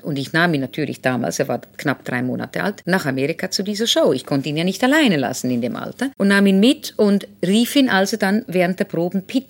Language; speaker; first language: German; native; German